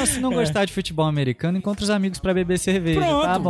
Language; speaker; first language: Portuguese; native; Portuguese